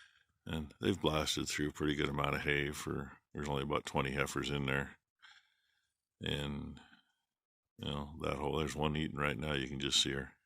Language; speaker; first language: English; native; English